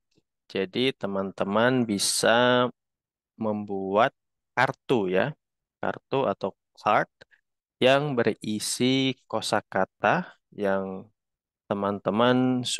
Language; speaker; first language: Indonesian; native; Indonesian